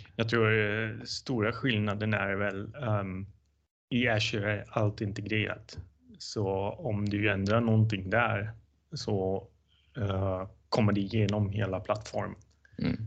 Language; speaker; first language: Swedish; non-native, fluent; Dutch